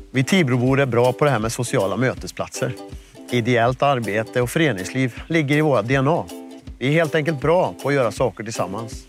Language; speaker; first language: Swedish; native; Swedish